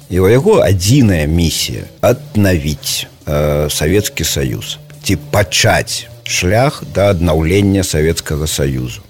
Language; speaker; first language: Belarusian; native; Belarusian